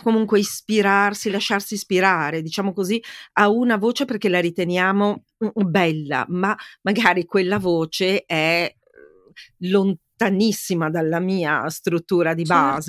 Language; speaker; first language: Italian; native; Italian